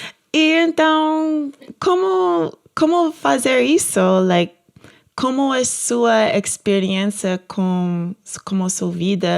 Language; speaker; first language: Portuguese; non-native, learner; English